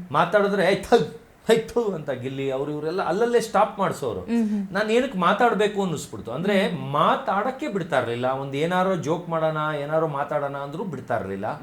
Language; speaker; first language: Kannada; native; Kannada